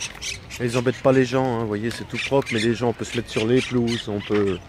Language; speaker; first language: French; native; French